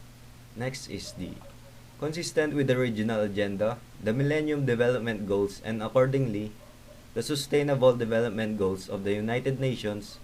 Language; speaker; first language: English; non-native, local second language; Filipino